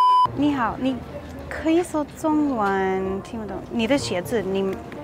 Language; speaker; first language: Chinese; non-native, learner; English